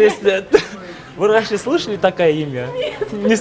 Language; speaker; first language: Russian; non-native, local second language; Kyrgyz